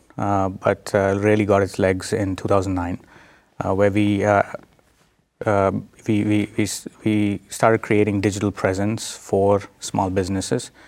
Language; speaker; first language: English; non-native, local second language; Telugu